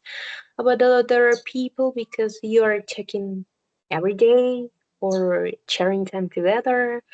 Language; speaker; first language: English; non-native, learner; Spanish